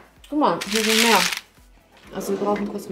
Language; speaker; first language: German; native; German